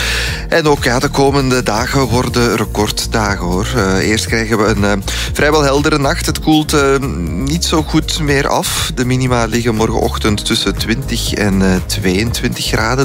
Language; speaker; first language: Dutch; native; Dutch